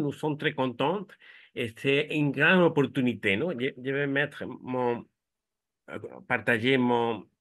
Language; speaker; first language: French; non-native, fluent; Spanish